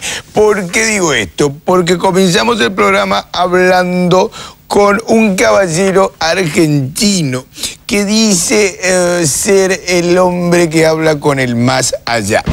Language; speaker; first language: Spanish; native; Spanish